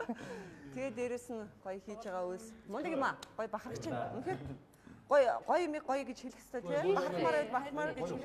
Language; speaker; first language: Mongolian; native; Mongolian